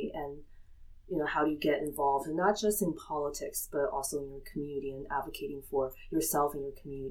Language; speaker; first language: English; early bilingual, other home language; Chinese